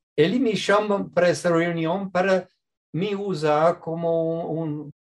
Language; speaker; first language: Portuguese; non-native, fluent; English